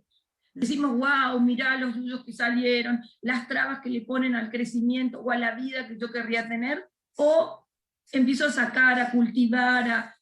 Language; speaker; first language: Spanish; native; Spanish